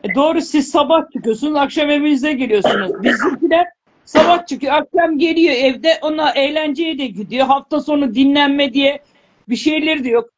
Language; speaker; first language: Turkish; native; Turkish